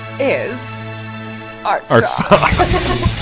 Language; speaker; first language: English; native; English